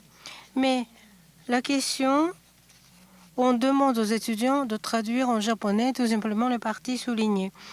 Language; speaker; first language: French; non-native, fluent; Japanese